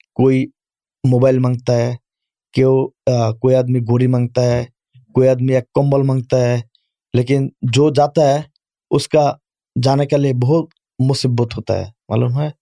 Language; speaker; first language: Urdu; non-native, learner; Bangla